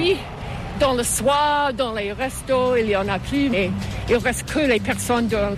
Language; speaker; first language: French; non-native, fluent; English